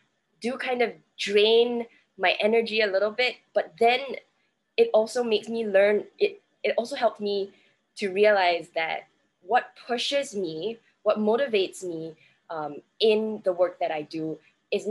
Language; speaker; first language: English; native; English